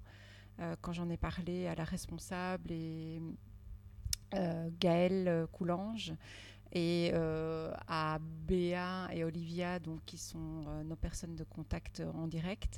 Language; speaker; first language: French; native; French